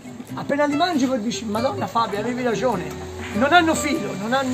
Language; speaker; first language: Italian; native; Italian